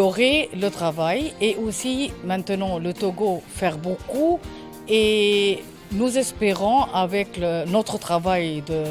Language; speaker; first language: French; non-native, learner; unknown